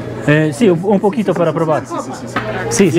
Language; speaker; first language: Spanish; non-native, learner; Polish